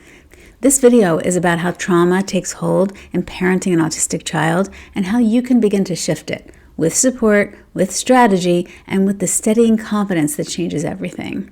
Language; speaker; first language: English; native; English